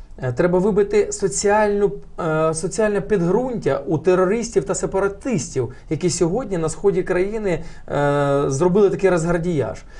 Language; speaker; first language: Ukrainian; non-native, local second language; Russian